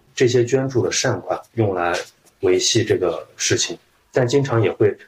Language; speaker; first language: Chinese; native; Chinese